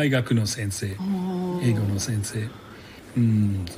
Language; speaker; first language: Japanese; non-native, learner; English